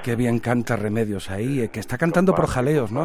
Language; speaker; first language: Spanish; native; Spanish